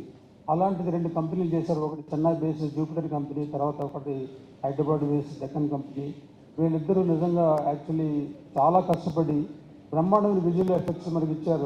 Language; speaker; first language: Telugu; native; Telugu